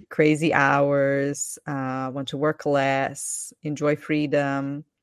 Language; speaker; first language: English; non-native, fluent; Ukrainian